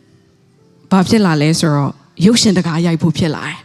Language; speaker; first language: Burmese; non-native, local second language; Tedim Chin